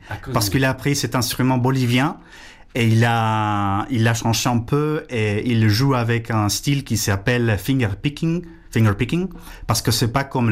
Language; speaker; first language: French; non-native, fluent; Spanish